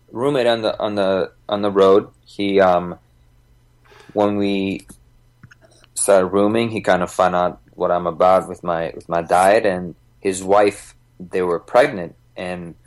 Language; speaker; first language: English; early bilingual, other home language; Bosnian